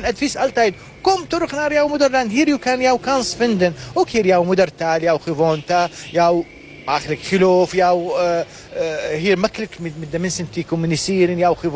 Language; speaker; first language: Dutch; non-native, learner; Arabic